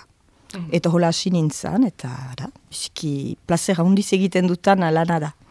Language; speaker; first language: Basque; native; Basque